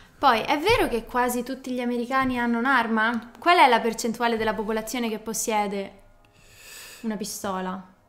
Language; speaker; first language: Italian; native; Italian